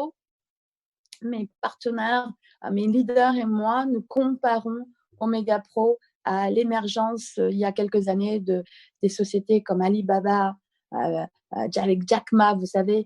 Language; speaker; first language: French; native; French